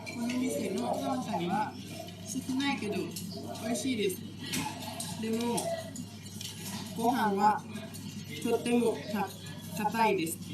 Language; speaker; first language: Japanese; non-native, learner; Thai